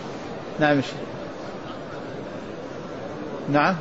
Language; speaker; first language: Arabic; native; Arabic